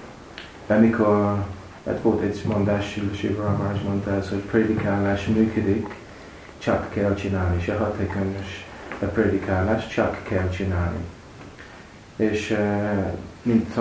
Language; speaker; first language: Hungarian; non-native, learner; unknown